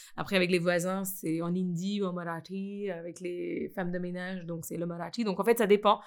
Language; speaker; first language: French; non-native, fluent; Gujarati